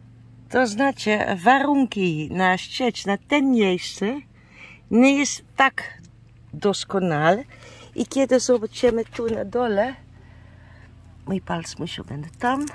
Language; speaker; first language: Polish; non-native, learner; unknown